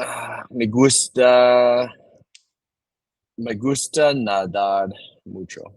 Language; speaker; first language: Spanish; non-native, learner; English